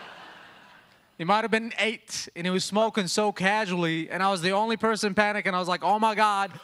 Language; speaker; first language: English; early bilingual, other home language; Arabic